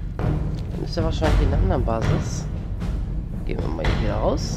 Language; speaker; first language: German; native; German